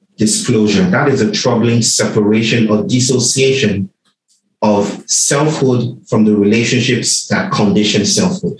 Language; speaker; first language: English; non-native, local second language; Yoruba